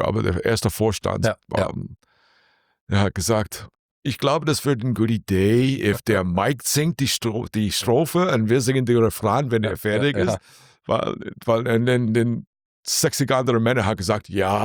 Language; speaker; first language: German; non-native, learner; English